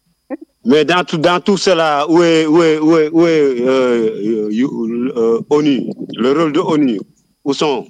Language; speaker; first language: French; non-native, local second language; Wolof